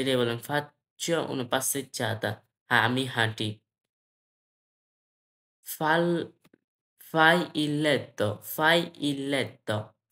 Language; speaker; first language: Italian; non-native, learner; Bangla